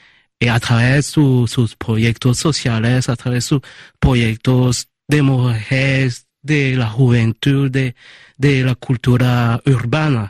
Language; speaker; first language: Spanish; early bilingual, heritage; Spanish